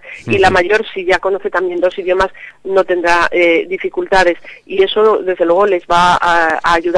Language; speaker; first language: Spanish; native; Spanish